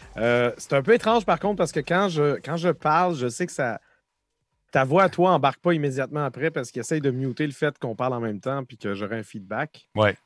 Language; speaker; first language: French; native; French